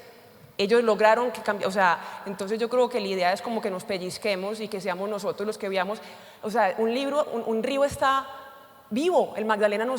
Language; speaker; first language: Spanish; native; Spanish